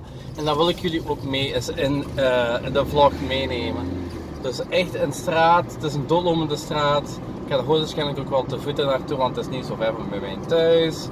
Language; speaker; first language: Dutch; native; Dutch